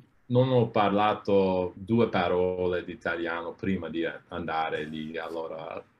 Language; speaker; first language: Italian; non-native, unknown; English